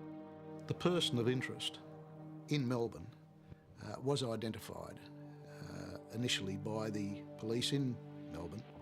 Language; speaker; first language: English; native; English